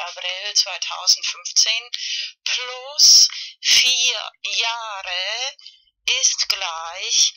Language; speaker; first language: German; non-native, learner; Spanish